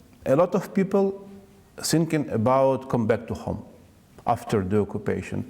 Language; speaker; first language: English; non-native, learner; Ukrainian